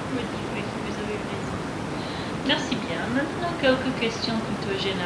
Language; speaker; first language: French; non-native, fluent; English